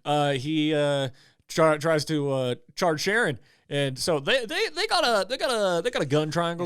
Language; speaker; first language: English; native; English